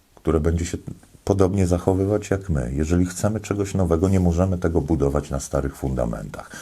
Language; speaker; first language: Polish; native; Polish